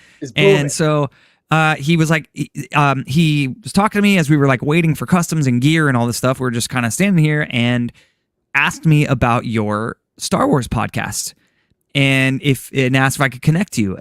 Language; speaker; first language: English; native; English